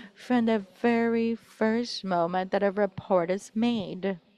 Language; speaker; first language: English; non-native, fluent; Spanish